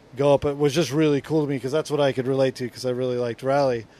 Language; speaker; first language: English; native; English